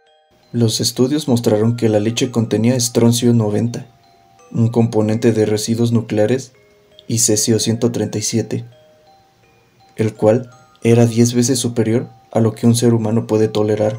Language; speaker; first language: Spanish; native; Spanish